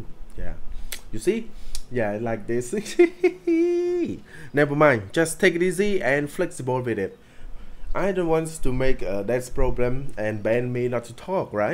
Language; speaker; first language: English; non-native, learner; Khmer